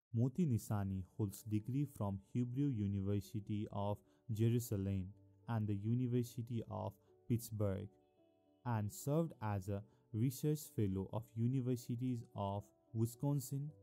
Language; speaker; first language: English; non-native, local second language; Nepali